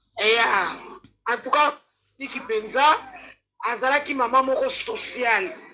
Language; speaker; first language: Lingala; native; Lingala